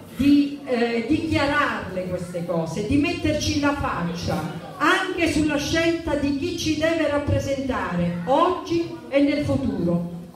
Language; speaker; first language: Italian; native; Italian